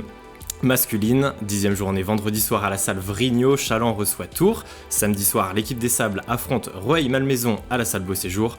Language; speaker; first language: French; native; French